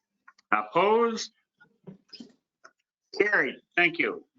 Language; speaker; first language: English; native; English